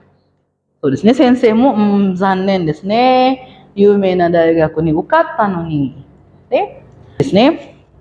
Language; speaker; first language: Japanese; non-native, fluent; Indonesian